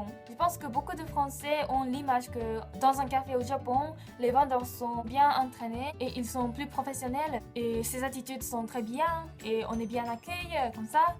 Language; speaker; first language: French; non-native, fluent; Japanese